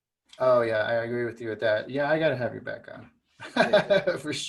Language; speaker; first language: English; native; English